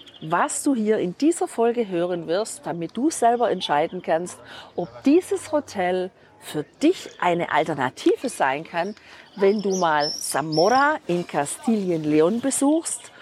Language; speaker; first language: German; native; German